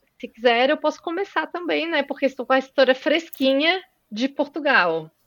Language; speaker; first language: Portuguese; native; Portuguese